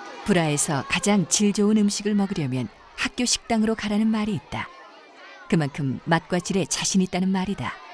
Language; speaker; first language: Korean; native; Korean